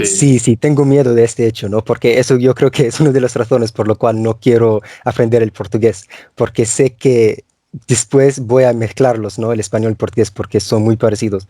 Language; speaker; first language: Spanish; non-native, fluent; Arabic